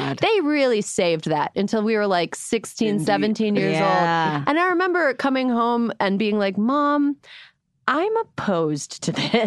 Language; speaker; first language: English; native; English